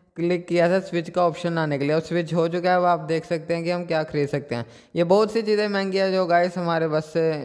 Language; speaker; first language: Hindi; native; Hindi